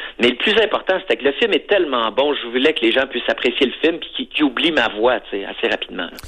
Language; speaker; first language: French; native; French